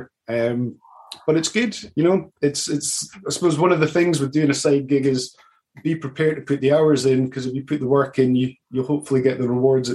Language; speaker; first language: English; native; English